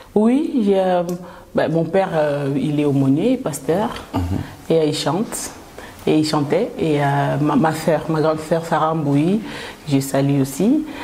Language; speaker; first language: French; non-native, local second language; Lingala